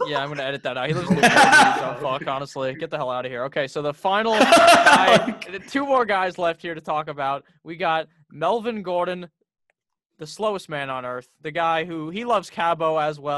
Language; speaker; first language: English; native; English